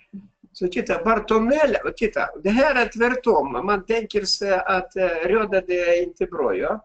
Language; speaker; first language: Swedish; non-native, fluent; Russian